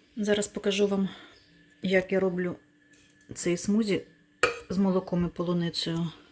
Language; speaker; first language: Ukrainian; non-native, local second language; Russian